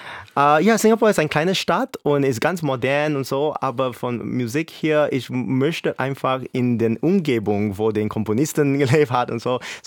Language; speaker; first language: German; non-native, fluent; English